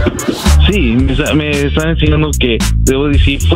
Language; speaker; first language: Spanish; early bilingual, heritage; English